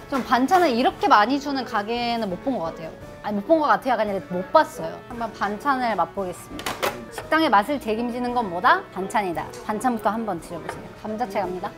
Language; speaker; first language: Korean; non-native, fluent; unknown